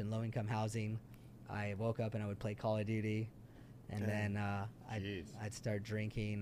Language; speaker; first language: English; early bilingual, other home language; French